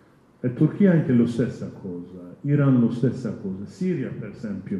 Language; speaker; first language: Italian; non-native, learner; Kurdish